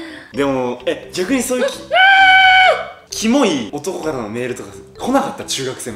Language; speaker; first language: Japanese; native; Japanese